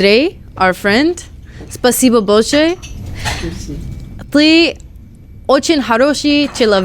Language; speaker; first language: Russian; non-native, learner; English